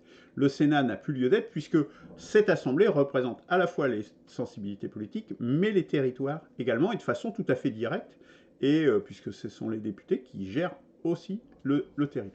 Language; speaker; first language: French; native; French